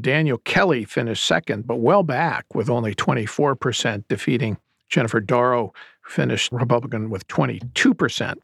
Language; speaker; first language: English; native; English